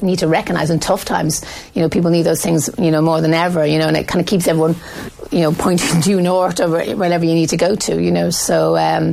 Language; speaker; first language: English; native; English